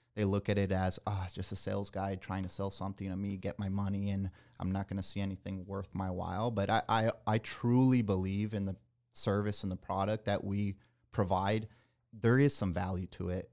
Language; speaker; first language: English; early bilingual, other home language; Spanish